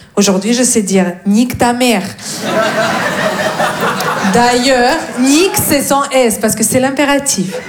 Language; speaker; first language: French; non-native, fluent; Russian